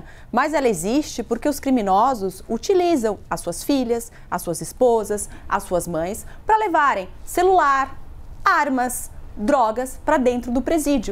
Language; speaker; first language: Portuguese; native; Portuguese